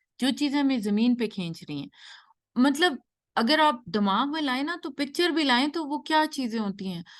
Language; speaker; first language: Urdu; native; Urdu